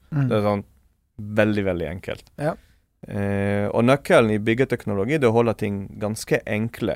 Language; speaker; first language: Norwegian; non-native, fluent; Hebrew